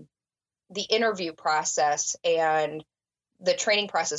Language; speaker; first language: English; native; English